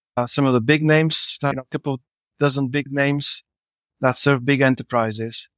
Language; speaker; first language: English; non-native, fluent; Bulgarian